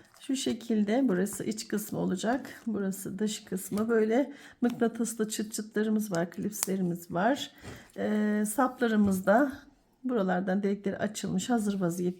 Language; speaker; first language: Turkish; native; Turkish